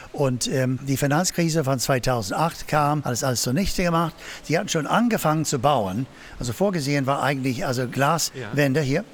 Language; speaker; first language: German; non-native, fluent; English